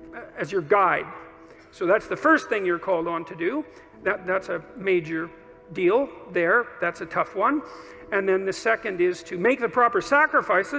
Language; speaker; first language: English; native; English